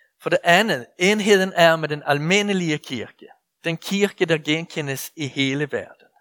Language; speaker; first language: Danish; native; Danish